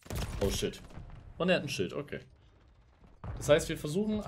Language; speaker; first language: German; native; German